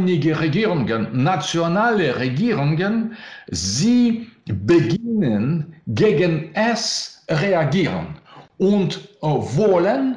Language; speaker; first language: German; non-native, learner; Russian